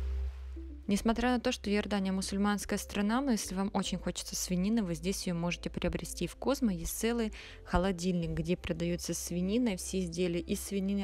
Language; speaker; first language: Russian; native; Russian